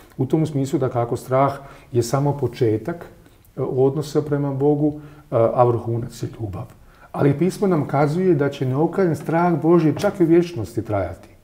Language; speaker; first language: Croatian; native; Croatian